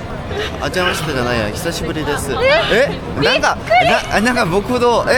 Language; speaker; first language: Japanese; non-native, learner; Korean